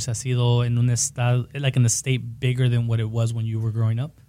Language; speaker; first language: English; early bilingual, other home language; Spanish